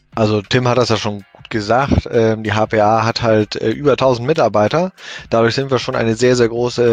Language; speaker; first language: German; native; German